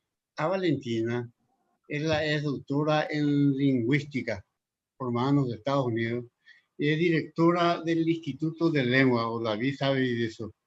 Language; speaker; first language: Portuguese; non-native, local second language; Spanish